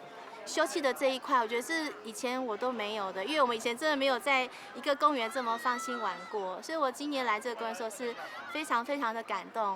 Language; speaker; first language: Chinese; native; Chinese